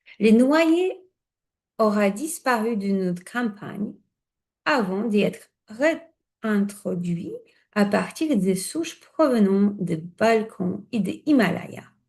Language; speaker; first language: French; non-native, fluent; Polish